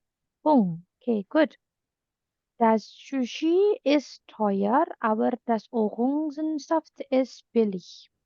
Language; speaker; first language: German; non-native, fluent; Indonesian